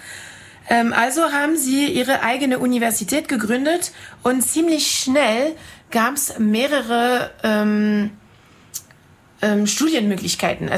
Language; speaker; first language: German; non-native, fluent; French